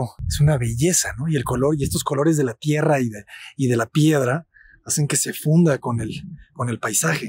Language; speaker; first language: Spanish; native; Spanish